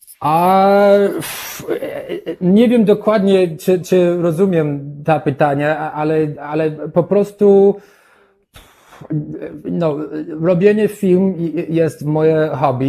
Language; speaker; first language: Polish; non-native, learner; English